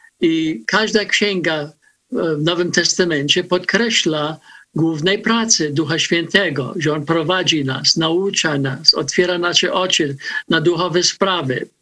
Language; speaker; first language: Polish; non-native, fluent; English